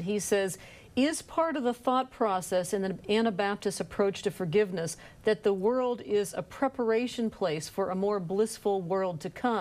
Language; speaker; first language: English; native; English